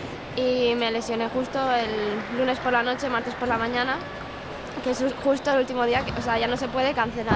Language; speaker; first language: Spanish; native; Spanish